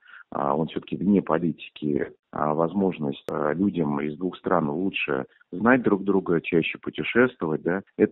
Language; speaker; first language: Russian; native; Russian